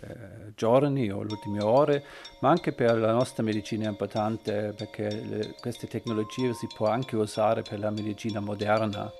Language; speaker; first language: Italian; non-native, learner; German